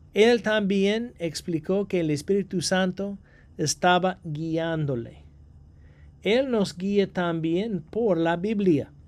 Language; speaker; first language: Spanish; non-native, fluent; English